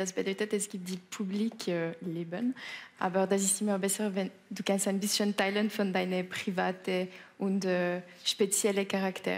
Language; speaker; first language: German; non-native, local second language; French